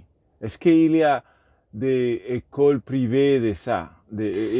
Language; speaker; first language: French; non-native, learner; Spanish